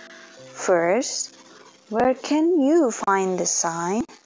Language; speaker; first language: English; non-native, fluent; Indonesian